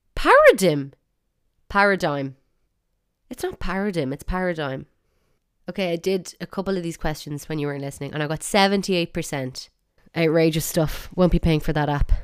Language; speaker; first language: English; native; English